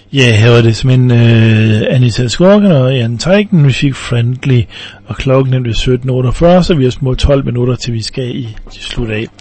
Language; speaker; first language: Danish; native; Danish